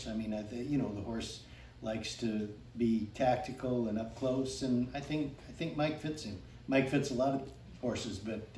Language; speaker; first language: English; native; English